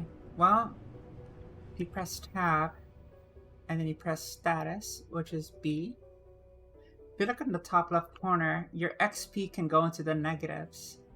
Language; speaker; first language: English; native; English